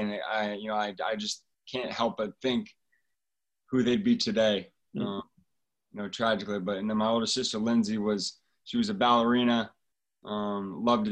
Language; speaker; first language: English; native; English